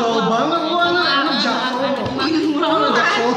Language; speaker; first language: Malay; native; Malay